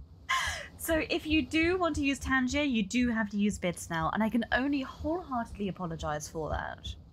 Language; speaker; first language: English; native; English